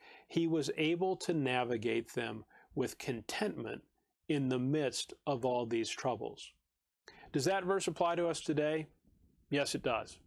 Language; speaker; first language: English; native; English